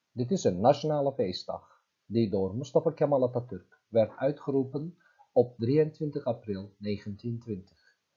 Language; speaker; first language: Dutch; non-native, fluent; Turkish